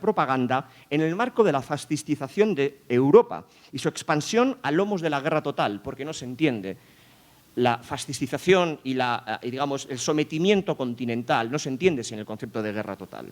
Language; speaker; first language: Spanish; native; Spanish